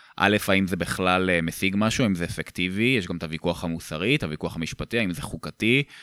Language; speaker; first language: Hebrew; native; Hebrew